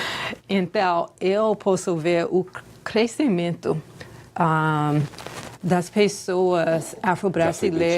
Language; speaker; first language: Portuguese; non-native, fluent; English